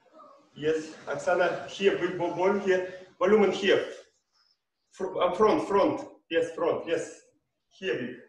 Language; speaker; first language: English; non-native, learner; Russian